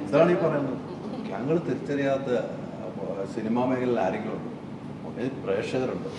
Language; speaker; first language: Malayalam; native; Malayalam